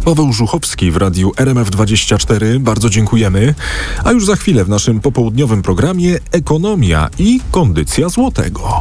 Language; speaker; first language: Polish; native; Polish